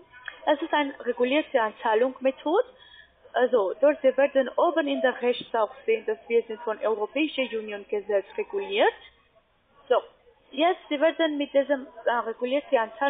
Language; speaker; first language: German; non-native, learner; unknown